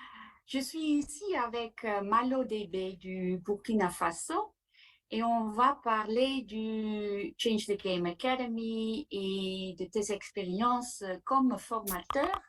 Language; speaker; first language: French; non-native, fluent; Dutch